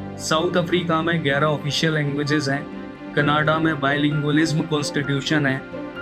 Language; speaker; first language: Hindi; native; Hindi